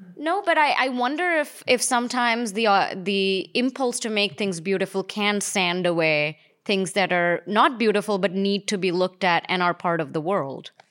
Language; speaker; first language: English; native; English